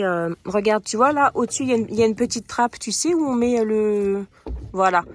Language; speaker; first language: French; native; French